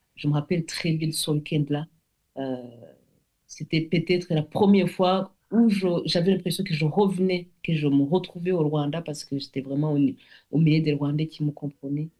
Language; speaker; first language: French; non-native, local second language; Kinyarwanda